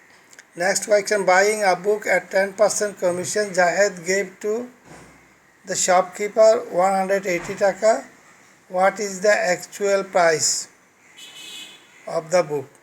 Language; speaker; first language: English; non-native, fluent; Bangla